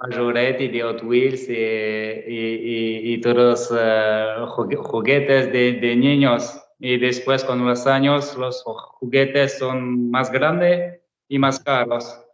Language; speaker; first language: Spanish; non-native, learner; French